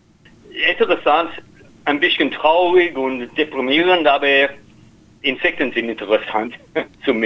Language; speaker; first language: German; non-native, learner; English